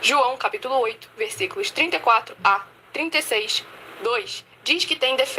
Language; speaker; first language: Portuguese; native; Portuguese